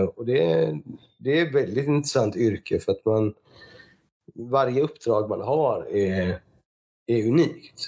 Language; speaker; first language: Swedish; early bilingual, other home language; Persian